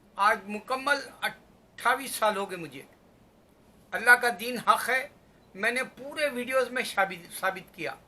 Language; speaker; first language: Urdu; native; Urdu